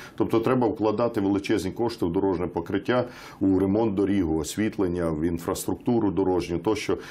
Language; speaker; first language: Ukrainian; native; Ukrainian